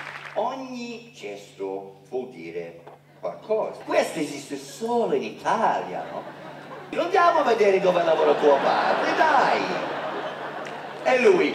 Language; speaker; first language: Italian; non-native, fluent; English